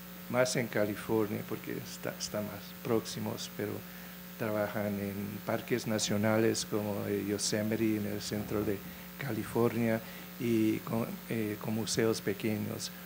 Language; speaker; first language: Spanish; non-native, fluent; English